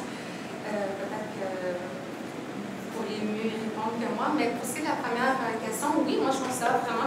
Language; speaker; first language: French; native; French